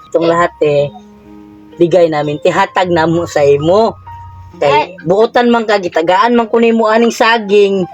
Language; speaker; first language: Filipino; non-native, local second language; Cebuano